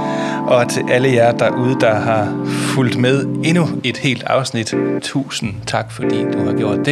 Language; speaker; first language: Danish; native; Danish